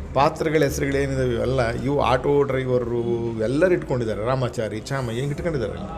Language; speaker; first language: Kannada; native; Kannada